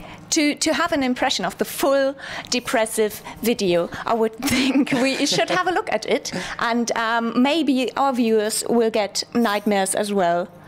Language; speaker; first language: English; non-native, fluent; German